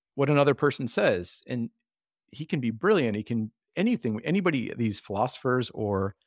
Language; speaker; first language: English; native; English